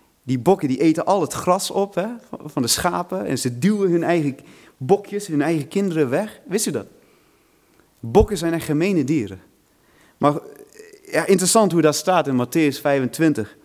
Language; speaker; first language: Dutch; non-native, fluent; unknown